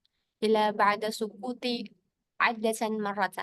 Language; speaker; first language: Arabic; non-native, learner; Indonesian